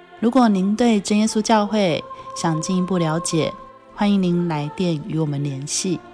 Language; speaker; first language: Chinese; native; Chinese